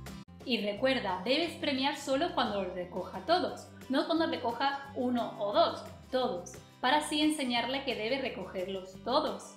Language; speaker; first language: Spanish; native; Spanish